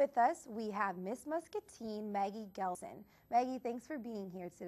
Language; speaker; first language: English; native; English